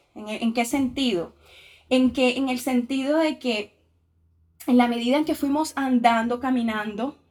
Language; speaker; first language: Spanish; native; Spanish